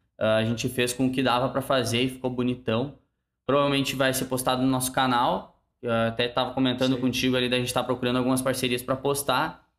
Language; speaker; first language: Portuguese; native; Portuguese